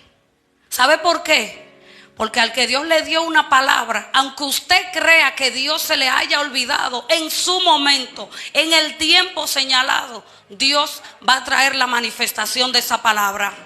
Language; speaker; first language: Spanish; native; Spanish